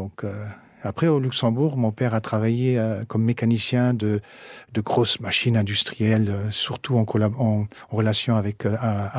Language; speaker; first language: French; early bilingual, other home language; Portuguese